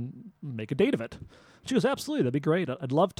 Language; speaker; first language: English; native; English